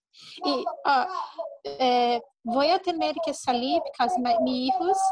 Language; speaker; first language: Spanish; non-native, fluent; Portuguese